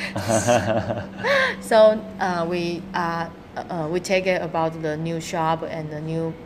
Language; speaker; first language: English; non-native, learner; Chinese